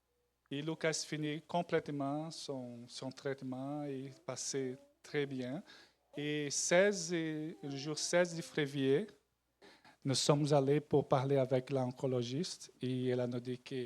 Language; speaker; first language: French; non-native, learner; Portuguese